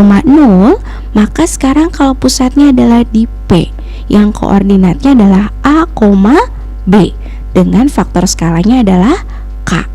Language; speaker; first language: Indonesian; native; Indonesian